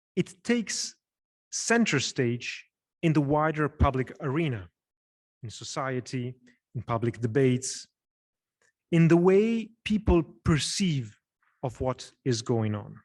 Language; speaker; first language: English; non-native, fluent; Italian